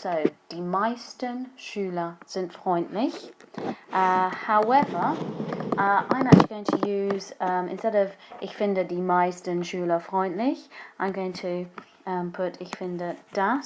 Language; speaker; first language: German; non-native, fluent; English